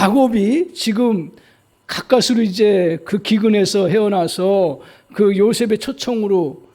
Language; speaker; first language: Korean; native; Korean